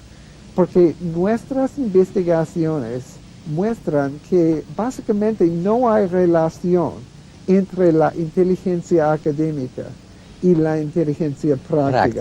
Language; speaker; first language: Spanish; non-native, fluent; English